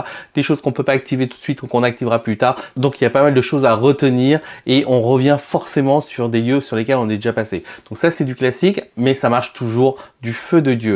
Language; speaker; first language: French; native; French